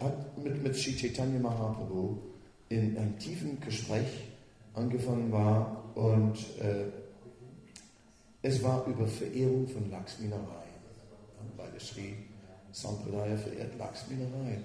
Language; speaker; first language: German; non-native, fluent; Dutch